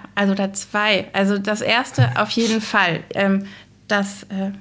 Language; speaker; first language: German; native; German